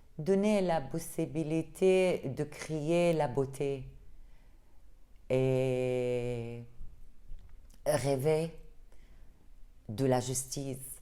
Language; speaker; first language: French; non-native, fluent; Arabic